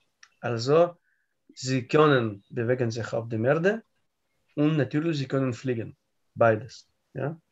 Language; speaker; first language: German; non-native, learner; Russian